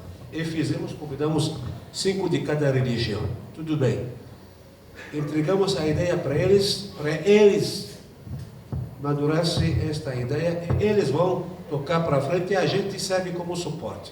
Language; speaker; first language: Portuguese; non-native, fluent; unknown